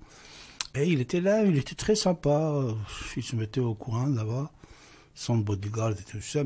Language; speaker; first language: French; non-native, fluent; Persian